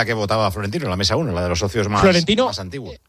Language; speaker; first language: Spanish; native; Spanish